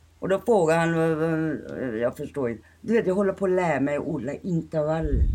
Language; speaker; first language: Swedish; non-native, fluent; Thai